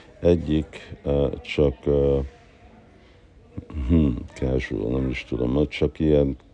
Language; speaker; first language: Hungarian; early bilingual, heritage; Hungarian